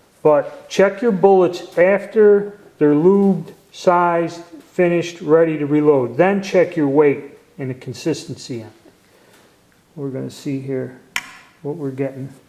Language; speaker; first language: English; native; English